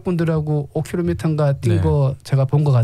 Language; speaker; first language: Korean; native; Korean